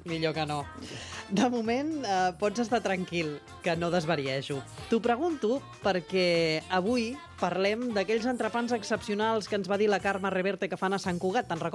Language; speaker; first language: Catalan; native; Catalan